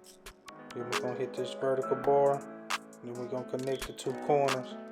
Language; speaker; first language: English; native; English